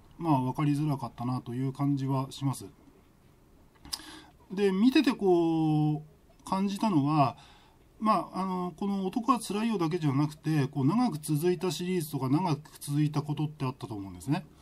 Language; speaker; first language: Japanese; native; Japanese